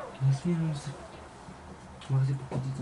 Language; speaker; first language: Spanish; early bilingual, heritage; Spanish